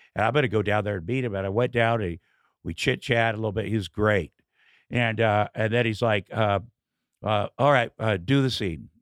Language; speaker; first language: English; native; English